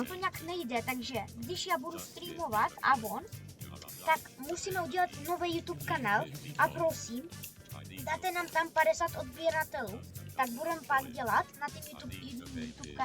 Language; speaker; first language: Czech; early bilingual, other home language; Russian